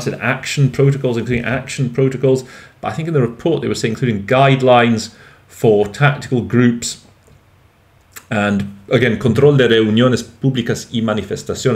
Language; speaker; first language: English; native; English